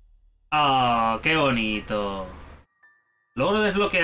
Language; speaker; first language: Spanish; native; Spanish